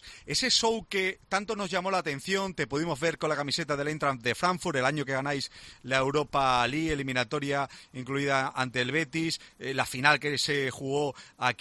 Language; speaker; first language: Spanish; native; Spanish